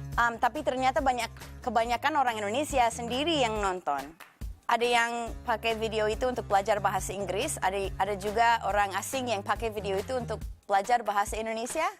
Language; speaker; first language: Indonesian; non-native, fluent; English